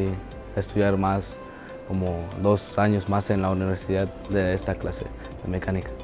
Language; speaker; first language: Spanish; non-native, learner; English